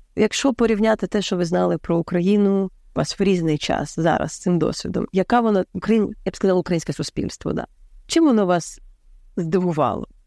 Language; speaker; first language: Ukrainian; native; Ukrainian